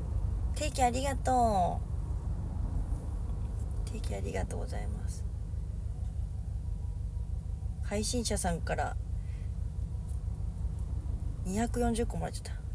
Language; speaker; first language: Japanese; native; Japanese